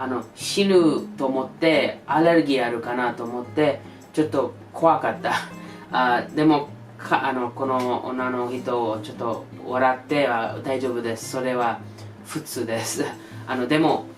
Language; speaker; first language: Japanese; non-native, learner; English